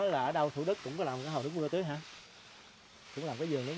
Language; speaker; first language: Vietnamese; native; Vietnamese